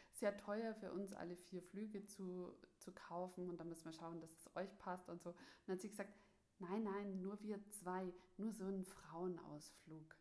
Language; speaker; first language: German; native; German